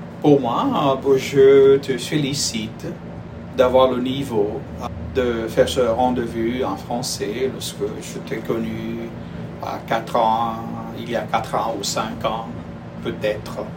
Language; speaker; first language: French; non-native, fluent; Spanish